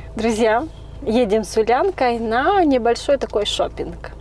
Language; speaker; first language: Russian; native; Russian